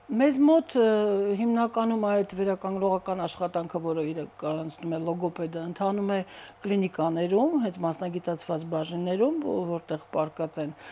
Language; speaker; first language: Armenian; native; Armenian